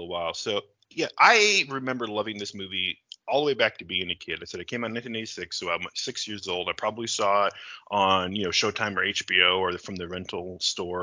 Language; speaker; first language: English; native; English